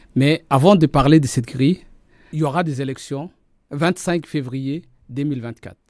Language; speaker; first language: French; non-native, local second language; Somali